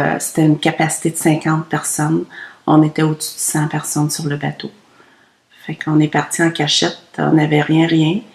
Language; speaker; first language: French; early bilingual, other home language; Vietnamese